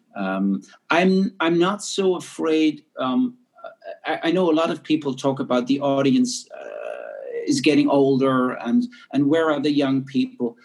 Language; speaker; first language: English; non-native, fluent; Dutch